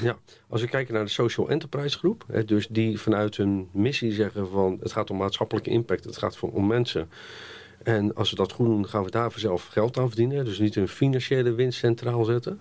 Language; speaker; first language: Dutch; native; Dutch